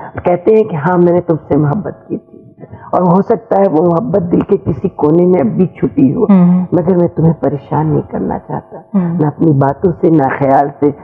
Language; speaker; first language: Hindi; native; Hindi